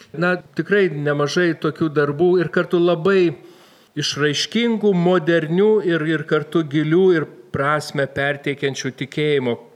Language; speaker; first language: Lithuanian; native; Lithuanian